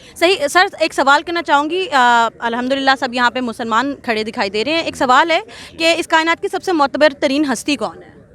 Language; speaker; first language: Urdu; native; Urdu